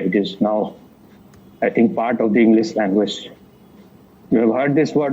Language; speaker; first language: English; non-native, fluent; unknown